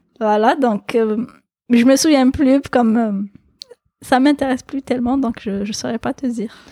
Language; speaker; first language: French; non-native, local second language; Kabyle